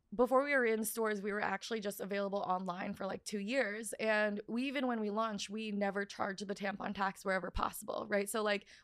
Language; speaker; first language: English; native; English